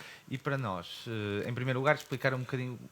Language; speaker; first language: Portuguese; native; Portuguese